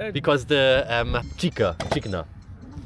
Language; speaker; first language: English; non-native, learner; German